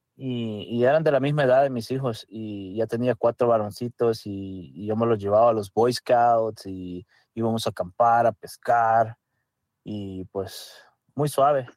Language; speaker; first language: Spanish; native; Spanish